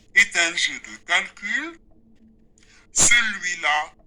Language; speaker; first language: French; non-native, local second language; Arabic